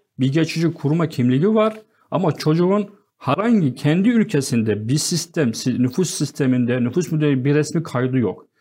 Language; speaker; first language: Turkish; non-native, fluent; Arabic